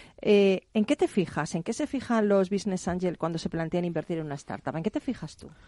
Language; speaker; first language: Spanish; native; Spanish